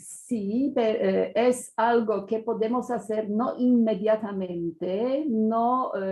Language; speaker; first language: Spanish; non-native, fluent; Polish